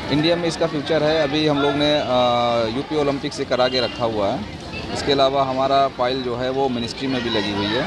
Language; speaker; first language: Hindi; non-native, local second language; Bangla